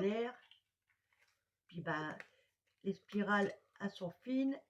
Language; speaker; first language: French; native; French